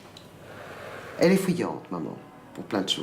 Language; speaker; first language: French; early bilingual, other home language; Spanish